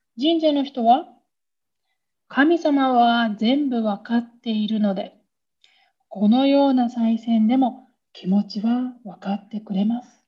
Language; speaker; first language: Japanese; native; Japanese